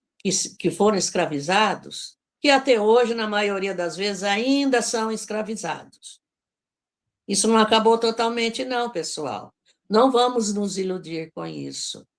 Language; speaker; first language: Portuguese; native; Portuguese